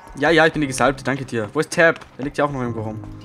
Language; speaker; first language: German; native; German